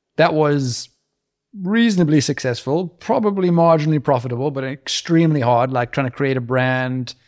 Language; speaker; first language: English; native; English